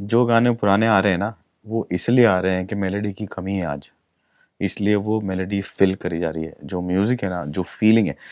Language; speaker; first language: Hindi; native; Hindi